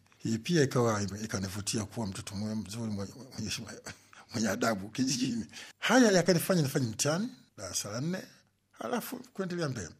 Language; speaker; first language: Swahili; native; Swahili